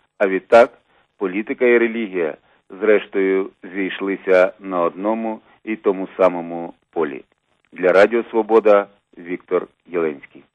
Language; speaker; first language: Ukrainian; native; Ukrainian